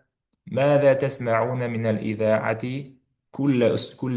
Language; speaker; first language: Arabic; non-native, fluent; Uzbek